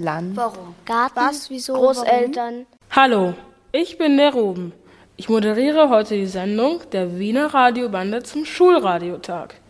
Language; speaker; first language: German; native; German